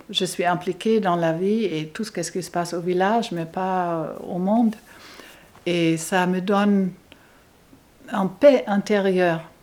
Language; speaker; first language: French; non-native, fluent; German